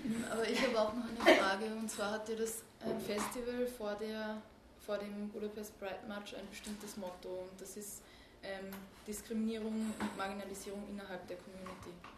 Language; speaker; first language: German; native; German